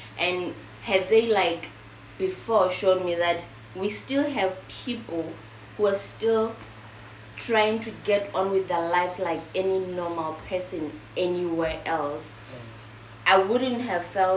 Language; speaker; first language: English; non-native, local second language; Southern Sotho